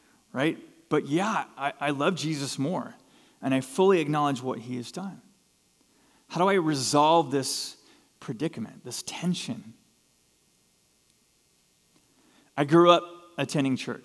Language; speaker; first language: English; native; English